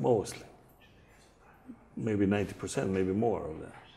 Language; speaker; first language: English; non-native, learner; Macedonian